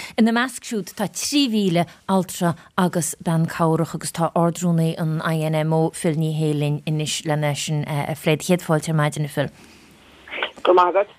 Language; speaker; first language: Irish; native; Irish